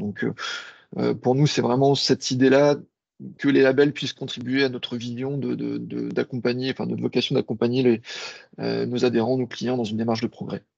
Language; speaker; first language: French; native; French